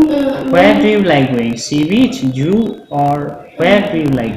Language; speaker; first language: English; non-native, fluent; Bangla